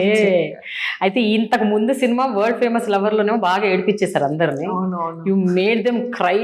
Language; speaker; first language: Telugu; native; Telugu